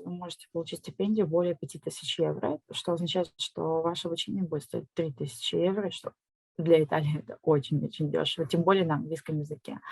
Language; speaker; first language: Russian; native; Russian